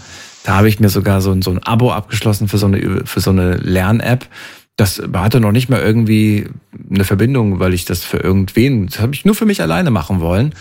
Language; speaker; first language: German; native; German